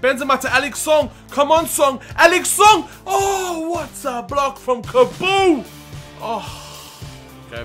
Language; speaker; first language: English; native; English